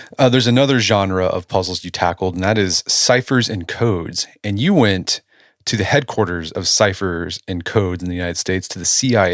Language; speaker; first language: English; native; English